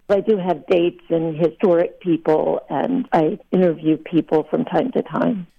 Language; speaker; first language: English; early bilingual, other home language; Lithuanian